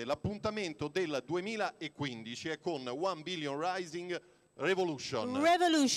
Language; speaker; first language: Italian; native; Italian